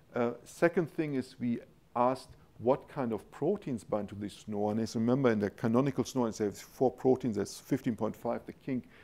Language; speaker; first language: English; non-native, fluent; German